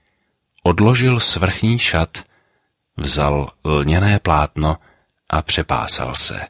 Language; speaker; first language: Czech; native; Czech